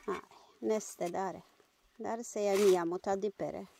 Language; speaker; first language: Norwegian; non-native, learner; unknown